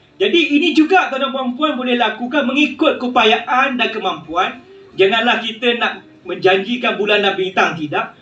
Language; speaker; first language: Malay; native; Malay